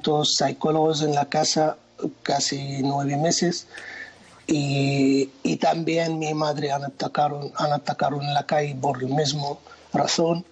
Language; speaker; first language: Spanish; non-native, fluent; Arabic